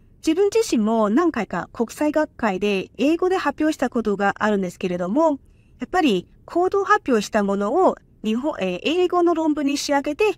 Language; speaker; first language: Japanese; non-native, fluent; Chinese